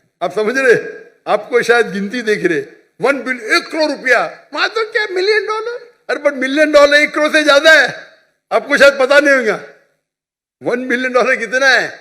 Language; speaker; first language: Urdu; non-native, local second language; Konkani